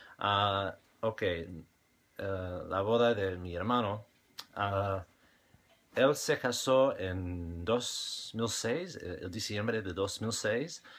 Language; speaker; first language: Spanish; non-native, learner; English